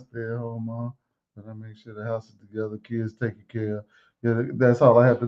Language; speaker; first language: English; native; English